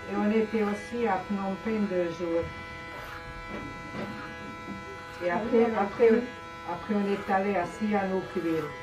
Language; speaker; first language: French; non-native, fluent; Slovak